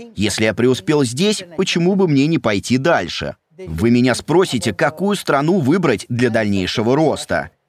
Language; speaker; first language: Russian; non-native, fluent; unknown